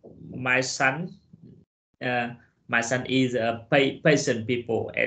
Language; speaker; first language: English; non-native, learner; Vietnamese